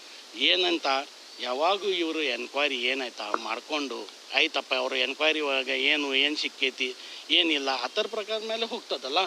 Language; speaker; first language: Kannada; native; Kannada